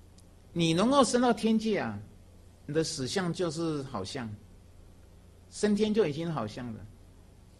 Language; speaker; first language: Chinese; native; Chinese